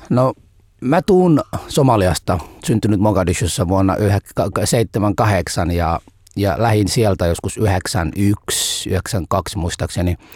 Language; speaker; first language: Finnish; non-native, fluent; Somali